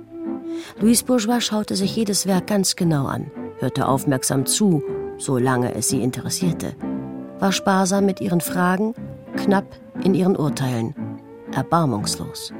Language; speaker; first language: German; native; German